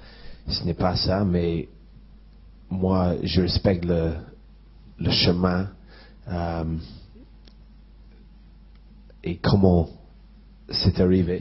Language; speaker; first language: French; non-native, fluent; English